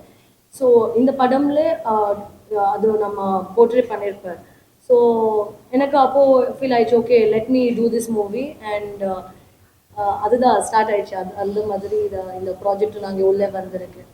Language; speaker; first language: Tamil; non-native, fluent; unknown